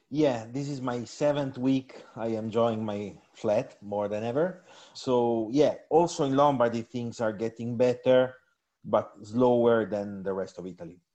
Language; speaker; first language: English; non-native, fluent; Italian